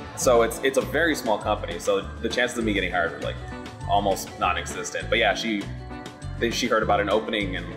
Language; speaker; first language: English; native; English